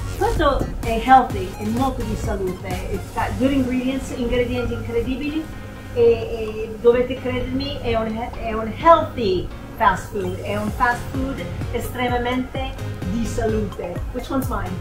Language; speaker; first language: Italian; non-native, fluent; English